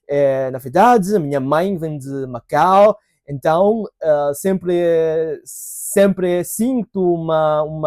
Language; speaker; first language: Portuguese; non-native, fluent; Cantonese